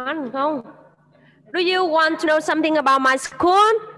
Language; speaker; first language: English; non-native, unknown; Vietnamese